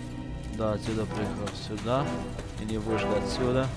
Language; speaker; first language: Russian; non-native, local second language; Romanian